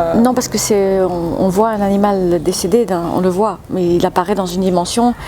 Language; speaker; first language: French; early bilingual, other home language; English